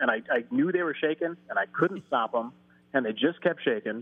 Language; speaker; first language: English; native; English